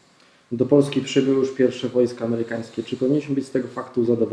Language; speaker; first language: Polish; native; Polish